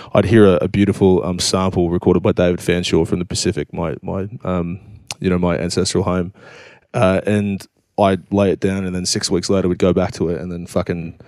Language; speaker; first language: English; native; English